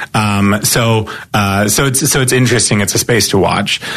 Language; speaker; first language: English; non-native, fluent; German